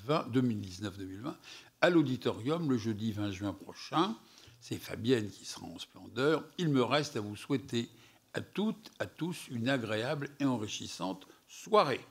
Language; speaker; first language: French; native; French